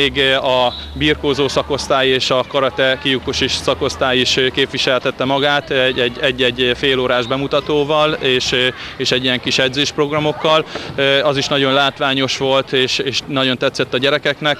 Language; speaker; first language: Hungarian; native; Hungarian